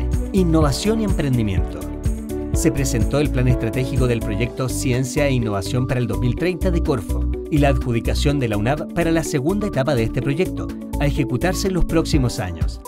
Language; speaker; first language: Spanish; native; Spanish